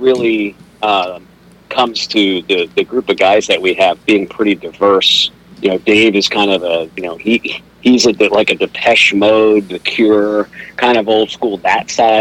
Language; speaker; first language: English; native; English